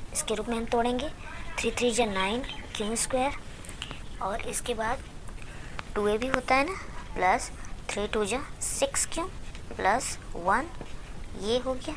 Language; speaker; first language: Hindi; native; Hindi